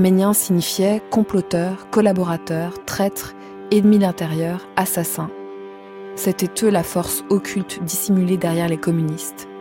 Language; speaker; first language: French; native; French